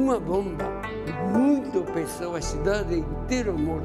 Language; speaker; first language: Portuguese; non-native, learner; Japanese